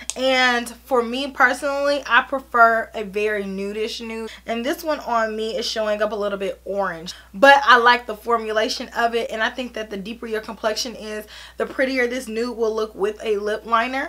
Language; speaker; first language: English; native; English